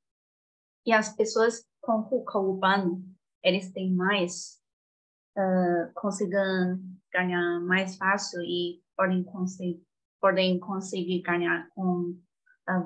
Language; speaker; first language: Portuguese; non-native, fluent; Chinese